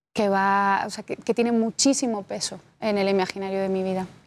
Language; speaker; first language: Spanish; native; Spanish